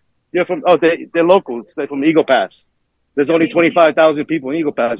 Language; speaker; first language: English; native; English